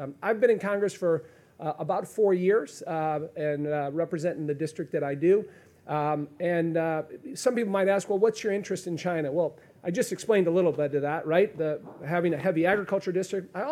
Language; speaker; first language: English; native; English